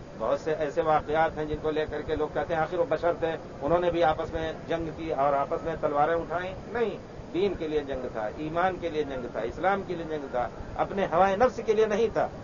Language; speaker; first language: Urdu; native; Urdu